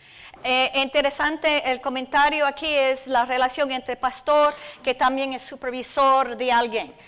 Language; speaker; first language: Spanish; non-native, fluent; English